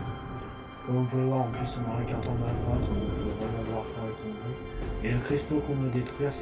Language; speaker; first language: French; native; French